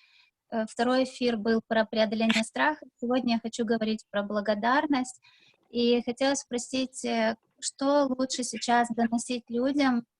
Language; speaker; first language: Russian; native; Russian